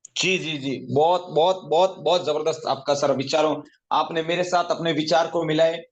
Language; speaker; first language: Hindi; native; Hindi